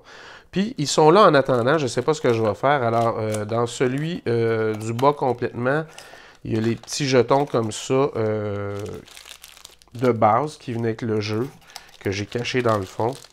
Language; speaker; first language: French; native; French